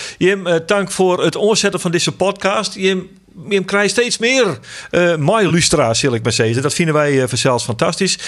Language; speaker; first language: Dutch; non-native, local second language; Western Frisian